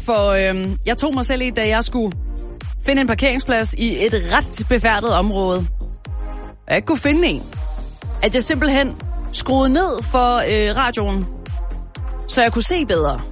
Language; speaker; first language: Danish; native; Danish